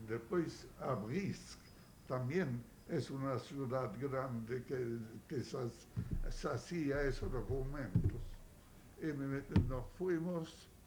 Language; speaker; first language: Spanish; non-native, fluent; Yiddish